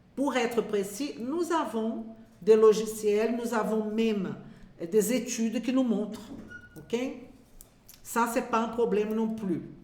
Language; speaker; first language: French; non-native, fluent; Portuguese